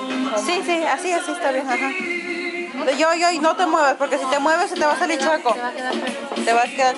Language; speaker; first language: Spanish; early bilingual, heritage; Spanish